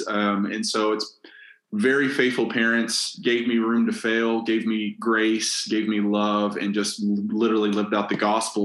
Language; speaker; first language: English; native; English